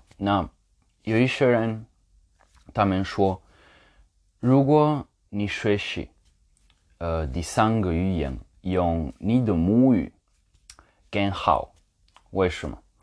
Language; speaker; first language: Chinese; non-native, learner; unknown